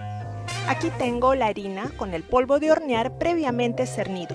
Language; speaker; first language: Spanish; native; Spanish